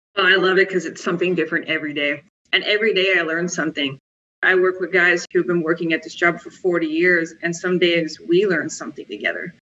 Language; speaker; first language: English; native; English